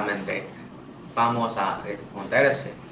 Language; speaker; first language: Spanish; non-native, learner; Chinese